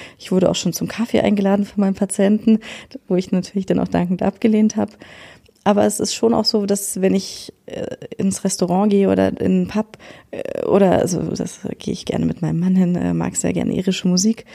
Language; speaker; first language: German; native; German